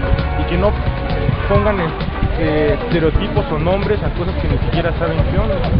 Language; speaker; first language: Spanish; native; Spanish